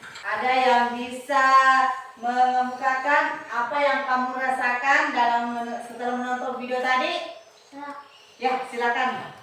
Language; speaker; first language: Indonesian; native; Indonesian